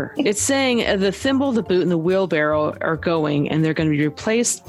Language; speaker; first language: English; native; English